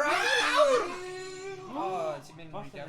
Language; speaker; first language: Welsh; native; Welsh